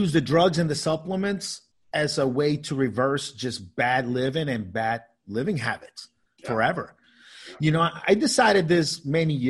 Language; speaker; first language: English; native; English